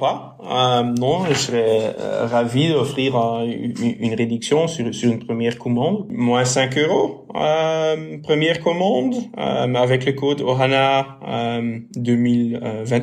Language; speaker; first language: French; non-native, local second language; Dutch